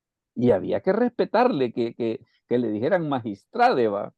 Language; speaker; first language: Spanish; native; Spanish